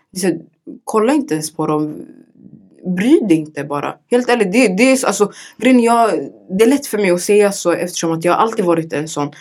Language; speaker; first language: Swedish; early bilingual, other home language; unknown